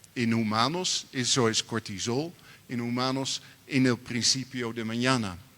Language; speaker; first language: Spanish; non-native, learner; Dutch